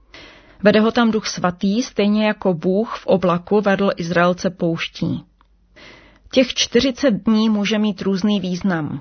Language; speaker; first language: Czech; native; Czech